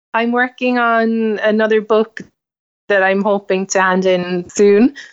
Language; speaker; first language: English; native; English